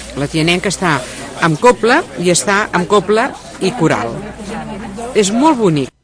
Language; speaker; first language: Catalan; native; Catalan